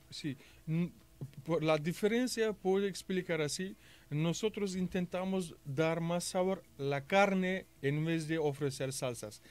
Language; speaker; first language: Spanish; non-native, fluent; Turkish